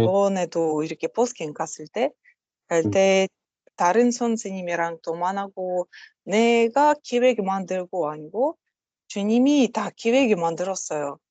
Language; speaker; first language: Korean; non-native, learner; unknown